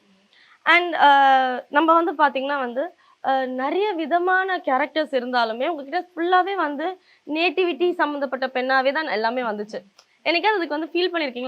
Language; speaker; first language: Tamil; native; Tamil